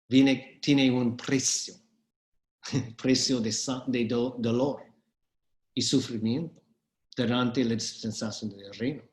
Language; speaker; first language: Spanish; non-native, fluent; English